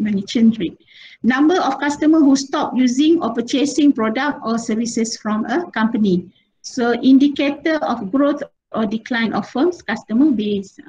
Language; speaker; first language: English; non-native, local second language; Malay